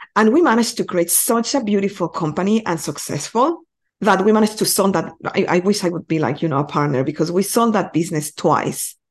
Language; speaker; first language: English; non-native, fluent; Spanish